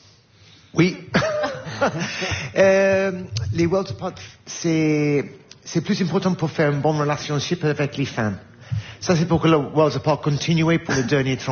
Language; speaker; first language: French; non-native, learner; English